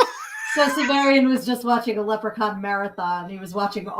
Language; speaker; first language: English; native; English